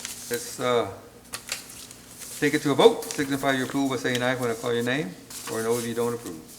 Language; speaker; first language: English; native; English